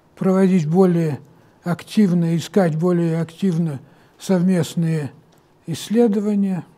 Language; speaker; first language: Russian; native; Russian